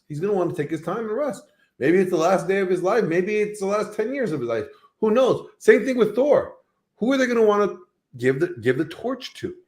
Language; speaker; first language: English; native; English